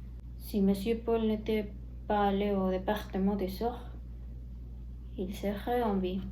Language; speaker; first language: French; non-native, learner; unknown